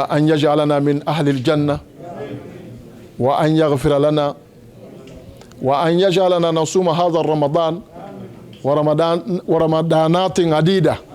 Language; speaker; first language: Arabic; non-native, fluent; Mandingo